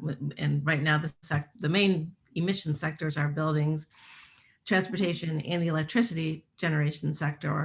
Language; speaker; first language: English; native; English